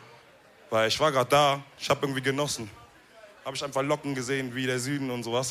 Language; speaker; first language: German; early bilingual, other home language; Wolof